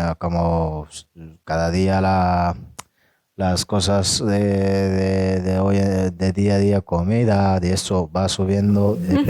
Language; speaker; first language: Spanish; non-native, fluent; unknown